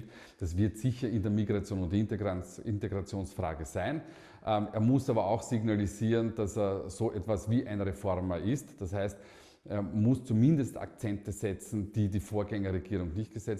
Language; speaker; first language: German; native; German